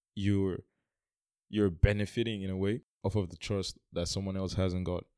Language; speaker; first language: English; non-native, local second language; Yoruba